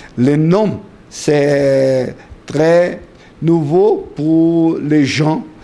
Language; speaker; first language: French; non-native, learner; Portuguese